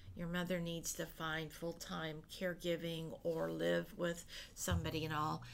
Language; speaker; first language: English; native; English